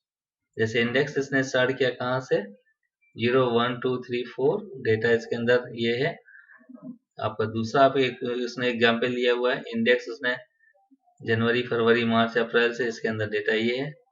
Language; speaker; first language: Hindi; native; Hindi